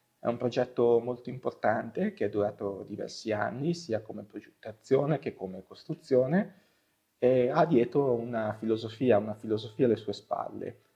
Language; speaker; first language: Italian; native; Italian